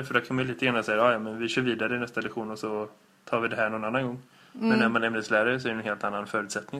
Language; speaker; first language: Swedish; native; Swedish